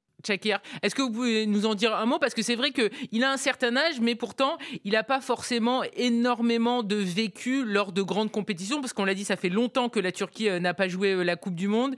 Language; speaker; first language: French; native; French